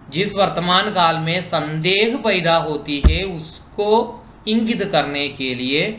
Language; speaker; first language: Hindi; non-native, local second language; Malayalam